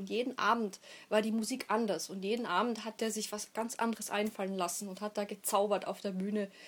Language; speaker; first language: German; native; German